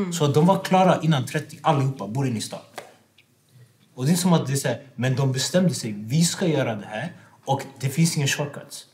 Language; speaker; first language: Swedish; non-native, local second language; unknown